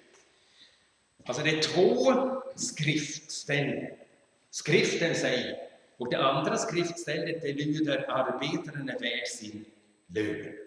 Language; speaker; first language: Swedish; non-native, fluent; German